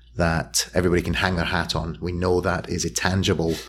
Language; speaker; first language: English; native; English